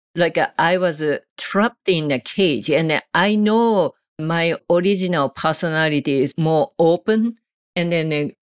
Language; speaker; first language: English; non-native, learner; Japanese